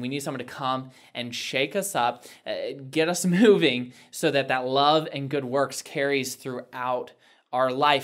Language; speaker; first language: English; native; English